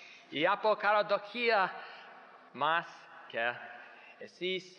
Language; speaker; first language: Greek; non-native, learner; English